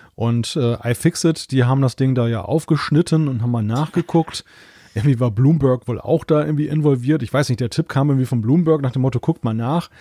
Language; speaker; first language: German; native; German